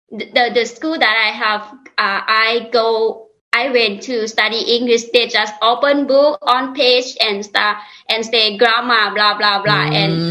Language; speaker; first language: English; non-native, learner; Lao